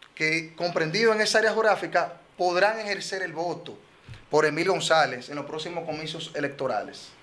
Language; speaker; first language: Spanish; native; Spanish